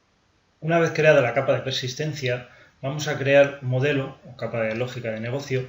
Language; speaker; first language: Spanish; native; Spanish